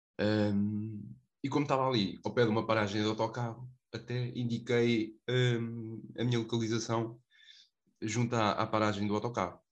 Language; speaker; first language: Portuguese; native; Portuguese